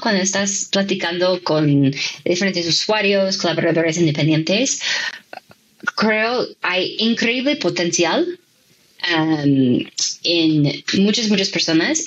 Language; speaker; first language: Spanish; non-native, fluent; English